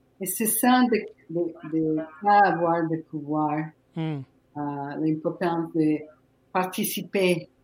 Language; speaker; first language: French; non-native, fluent; Spanish